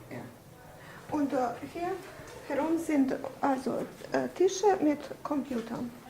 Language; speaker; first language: German; non-native, fluent; Bosnian